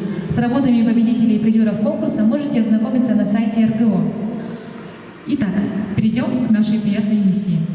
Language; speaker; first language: Russian; native; Russian